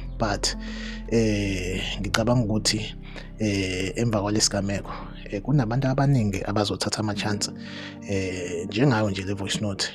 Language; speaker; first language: Zulu; native; Zulu